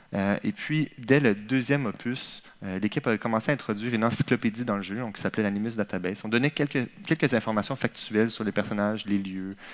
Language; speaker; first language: French; native; French